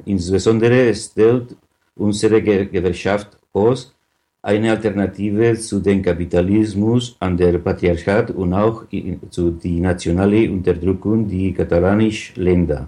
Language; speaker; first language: German; non-native, learner; Catalan